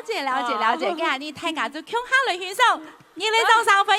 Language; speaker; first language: Chinese; native; Chinese